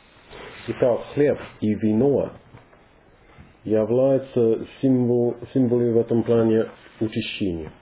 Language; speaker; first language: Russian; non-native, learner; English